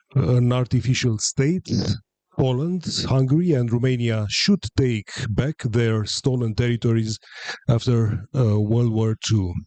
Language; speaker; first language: English; non-native, fluent; Romanian